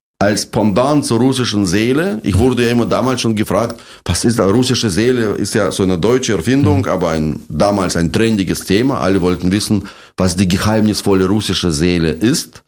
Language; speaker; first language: German; non-native, fluent; Russian